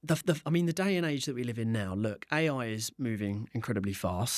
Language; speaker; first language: English; native; English